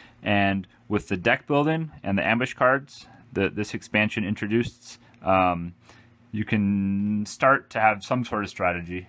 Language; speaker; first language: English; native; English